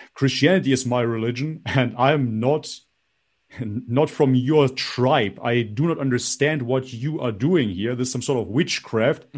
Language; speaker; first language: English; non-native, fluent; Macedonian